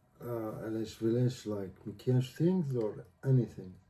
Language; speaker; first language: English; non-native, learner; Turkish